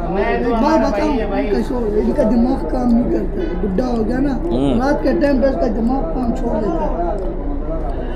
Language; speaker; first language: Hindi; non-native, fluent; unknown